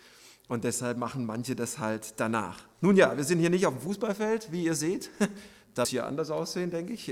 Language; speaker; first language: German; native; German